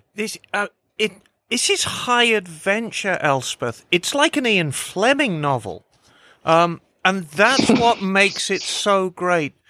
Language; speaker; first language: English; native; English